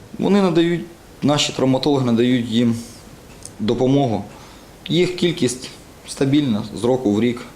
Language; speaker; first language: Ukrainian; native; Ukrainian